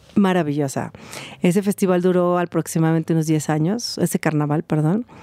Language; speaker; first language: Spanish; native; Spanish